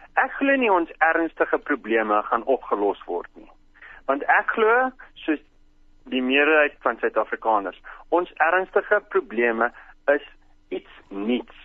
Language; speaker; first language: Afrikaans; non-native, local second language; English